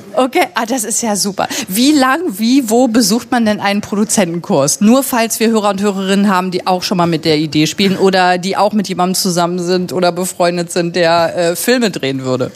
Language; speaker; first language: German; native; German